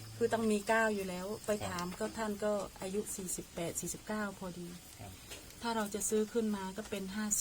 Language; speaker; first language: Thai; native; Thai